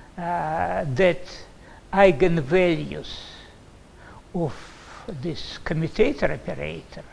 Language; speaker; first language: English; non-native, fluent; Russian